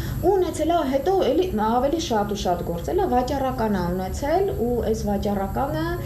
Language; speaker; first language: Armenian; native; Armenian